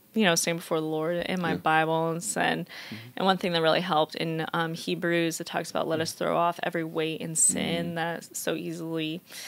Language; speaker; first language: English; native; English